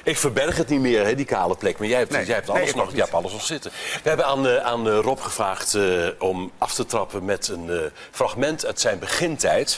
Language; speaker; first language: Dutch; native; Dutch